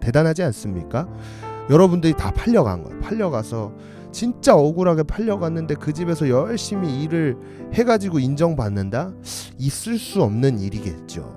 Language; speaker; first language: Korean; native; Korean